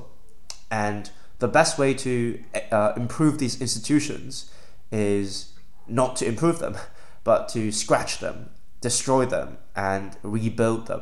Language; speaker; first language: English; non-native, local second language; Cantonese